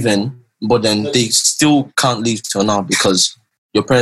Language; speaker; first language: English; non-native, local second language; Yoruba